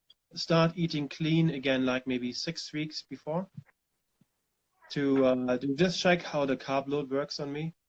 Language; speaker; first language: English; non-native, fluent; German